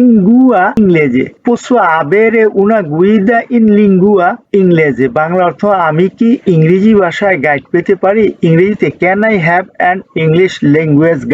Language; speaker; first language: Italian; non-native, fluent; Bangla